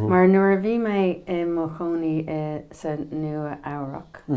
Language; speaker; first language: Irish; non-native, learner; English